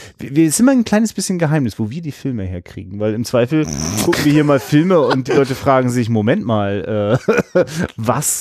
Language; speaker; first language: German; native; German